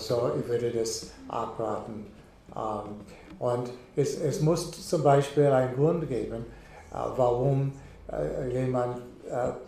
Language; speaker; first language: German; non-native, fluent; English